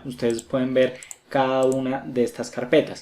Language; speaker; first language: Spanish; native; Spanish